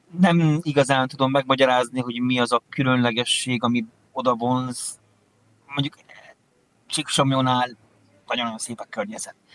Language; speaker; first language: Hungarian; native; Hungarian